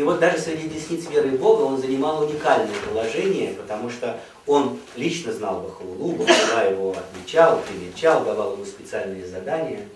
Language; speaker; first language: Russian; native; Russian